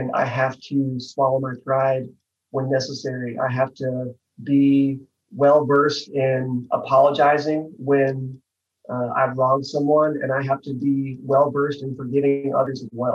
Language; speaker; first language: English; native; English